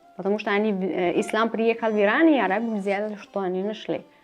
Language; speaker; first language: Russian; non-native, learner; Persian